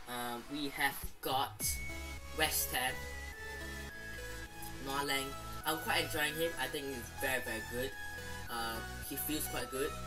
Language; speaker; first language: English; native; English